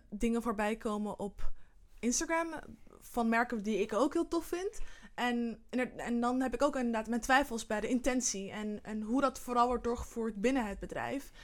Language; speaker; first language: Dutch; early bilingual, other home language; Somali